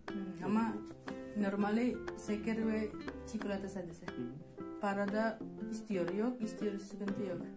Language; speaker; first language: Turkish; non-native, learner; Indonesian